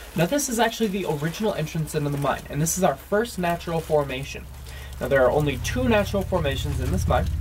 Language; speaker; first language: English; native; English